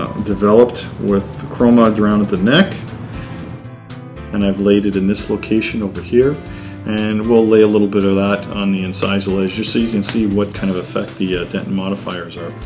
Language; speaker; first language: English; native; English